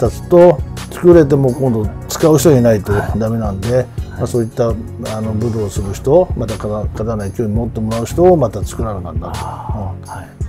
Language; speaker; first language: Japanese; native; Japanese